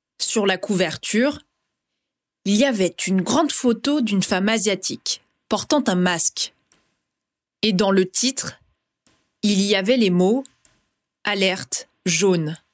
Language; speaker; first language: French; early bilingual, other home language; Vietnamese